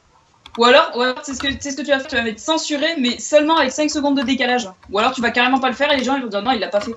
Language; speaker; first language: French; native; French